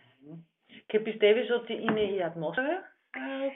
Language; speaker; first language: Greek; non-native, learner; German